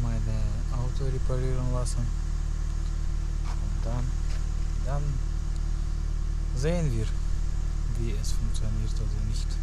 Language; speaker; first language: German; non-native, learner; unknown